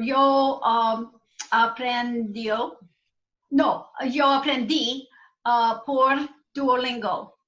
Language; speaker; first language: Spanish; non-native, learner; English